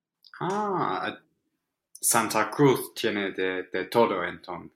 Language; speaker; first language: Spanish; non-native, fluent; English